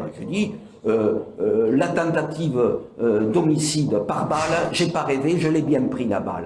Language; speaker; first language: French; native; French